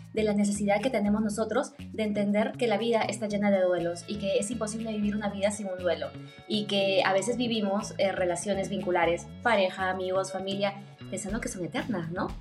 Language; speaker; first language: Spanish; native; Spanish